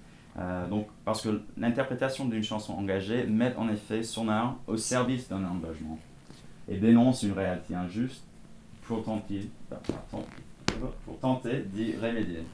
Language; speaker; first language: French; non-native, fluent; English